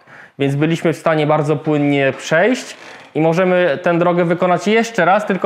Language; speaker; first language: Polish; native; Polish